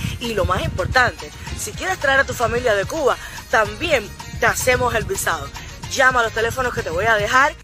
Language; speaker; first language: Spanish; native; Spanish